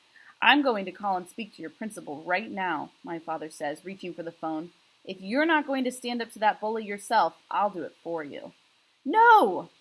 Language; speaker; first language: English; native; English